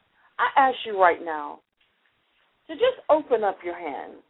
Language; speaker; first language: English; native; English